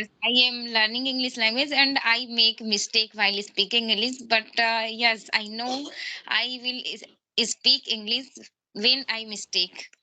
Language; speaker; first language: English; non-native, learner; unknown